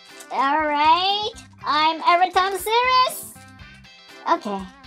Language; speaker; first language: English; non-native, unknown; Japanese